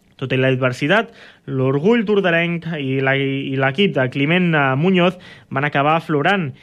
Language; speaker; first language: Catalan; native; Catalan